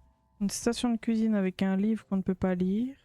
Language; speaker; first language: French; native; French